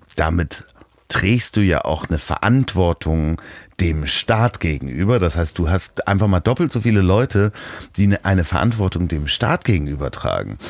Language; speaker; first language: German; native; German